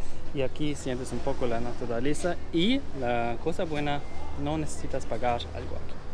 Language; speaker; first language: Spanish; non-native, learner; German